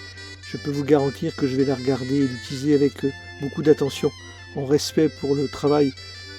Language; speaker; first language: French; native; French